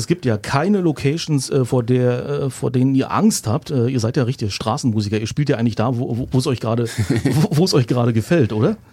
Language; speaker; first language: German; native; German